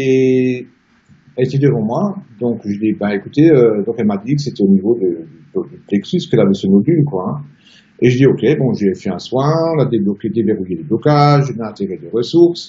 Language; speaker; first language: French; native; French